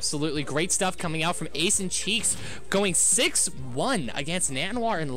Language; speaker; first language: English; native; English